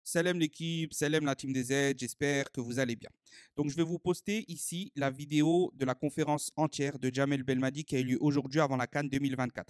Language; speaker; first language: French; native; French